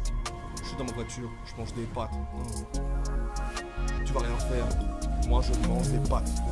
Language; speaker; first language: French; native; French